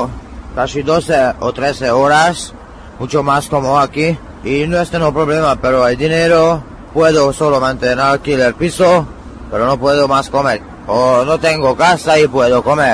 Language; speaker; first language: Spanish; non-native, learner; Hungarian